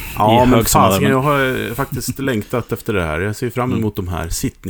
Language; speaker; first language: Swedish; native; Swedish